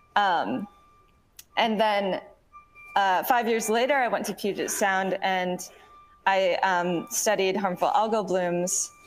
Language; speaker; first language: English; native; English